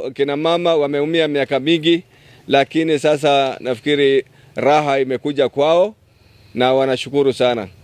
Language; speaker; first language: Swahili; non-native, local second language; Somali